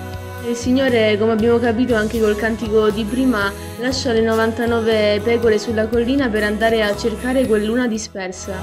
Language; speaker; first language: Italian; native; Italian